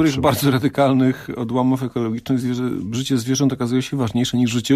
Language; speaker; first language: Polish; native; Polish